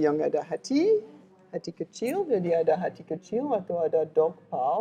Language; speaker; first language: Indonesian; non-native, learner; French